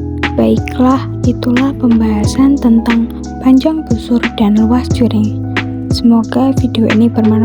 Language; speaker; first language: Indonesian; native; Indonesian